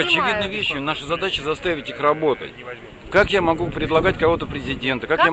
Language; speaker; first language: Russian; native; Russian